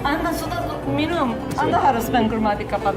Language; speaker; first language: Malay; non-native, learner; Turkish